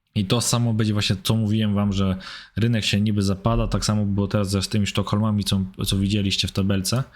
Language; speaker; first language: Polish; early bilingual, heritage; German